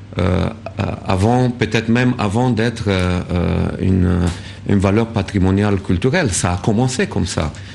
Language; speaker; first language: French; non-native, fluent; Romanian